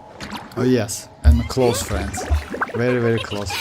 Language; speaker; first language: English; non-native, fluent; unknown